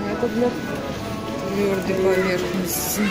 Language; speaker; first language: Russian; native; Russian